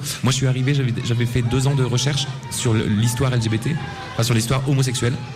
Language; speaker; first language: French; native; French